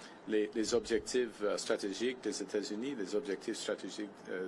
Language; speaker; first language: French; non-native, fluent; English